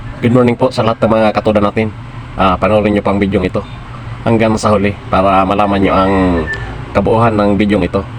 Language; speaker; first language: Filipino; non-native, local second language; Bikol